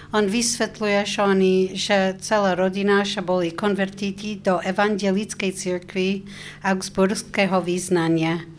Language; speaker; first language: Slovak; non-native, fluent; English